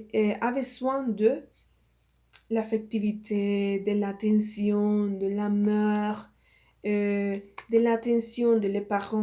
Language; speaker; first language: French; non-native, learner; Spanish